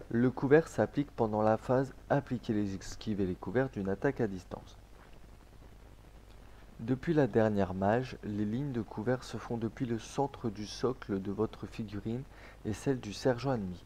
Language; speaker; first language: French; native; French